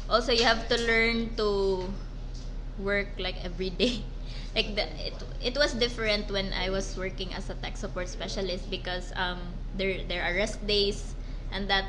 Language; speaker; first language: English; non-native, local second language; Cebuano